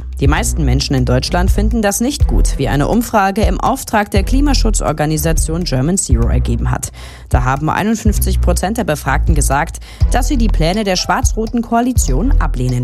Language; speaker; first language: German; native; German